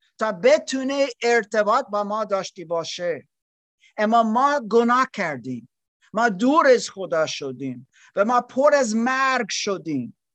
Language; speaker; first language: Persian; non-native, learner; German